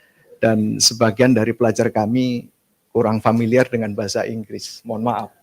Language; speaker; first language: Indonesian; native; Indonesian